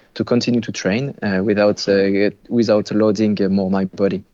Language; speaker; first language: English; non-native, fluent; French